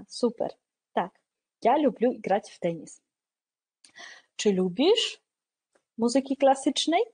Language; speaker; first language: Polish; non-native, fluent; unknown